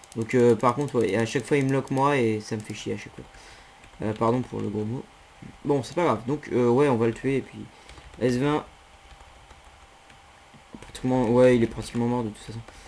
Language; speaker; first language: French; native; French